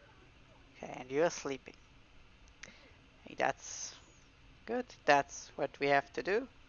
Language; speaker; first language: English; non-native, fluent; German